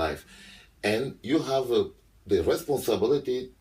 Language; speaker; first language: English; non-native, local second language; French